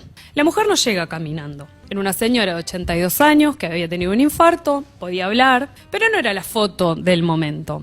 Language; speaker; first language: Spanish; native; Spanish